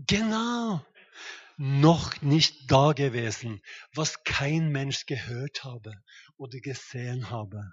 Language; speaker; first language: German; non-native, fluent; Norwegian